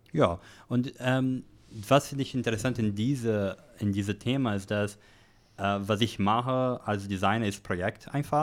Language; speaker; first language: German; non-native, learner; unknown